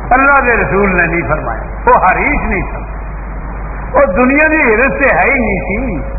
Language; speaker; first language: Urdu; non-native, local second language; Punjabi